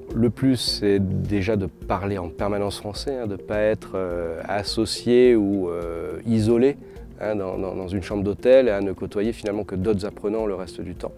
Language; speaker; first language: French; native; French